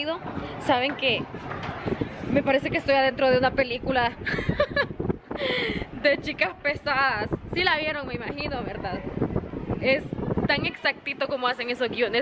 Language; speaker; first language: Spanish; native; Spanish